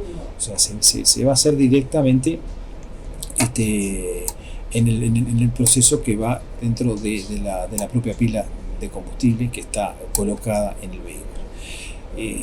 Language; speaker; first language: Spanish; native; Spanish